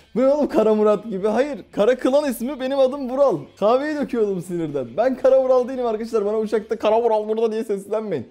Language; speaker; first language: Turkish; native; Turkish